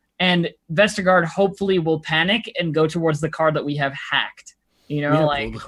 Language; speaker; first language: English; native; English